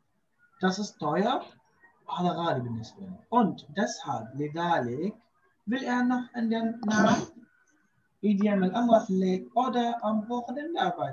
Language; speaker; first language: German; non-native, learner; Arabic